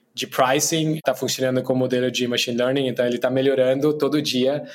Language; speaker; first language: Portuguese; non-native, fluent; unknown